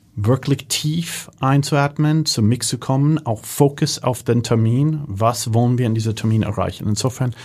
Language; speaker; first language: German; non-native, fluent; English